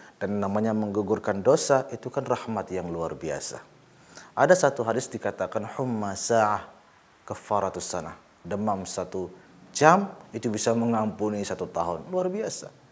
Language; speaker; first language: Malay; non-native, local second language; Sasak